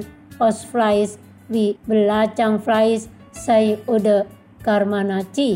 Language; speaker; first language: German; non-native, fluent; Indonesian